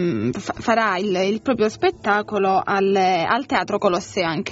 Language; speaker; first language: Italian; native; Italian